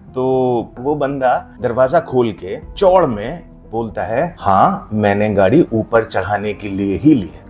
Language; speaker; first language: Hindi; native; Hindi